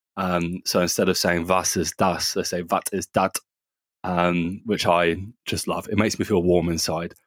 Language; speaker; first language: English; native; English